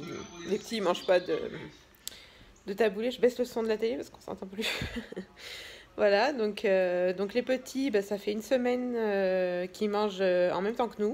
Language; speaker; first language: French; native; French